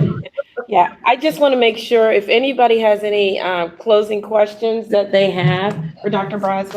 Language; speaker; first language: English; native; English